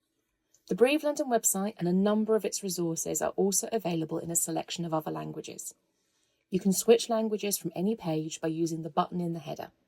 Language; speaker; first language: English; native; English